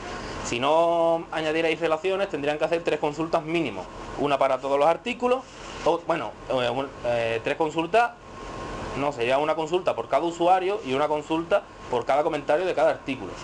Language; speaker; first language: Spanish; native; Spanish